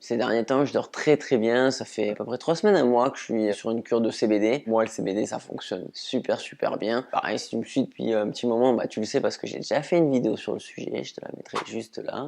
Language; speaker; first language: French; native; French